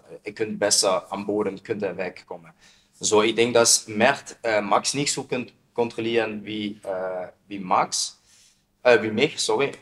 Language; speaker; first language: German; non-native, learner; Dutch